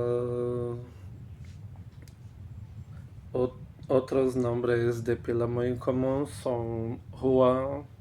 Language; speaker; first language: Spanish; non-native, fluent; Portuguese